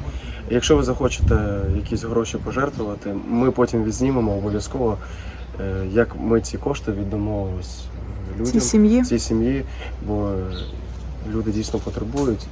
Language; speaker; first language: Ukrainian; native; Ukrainian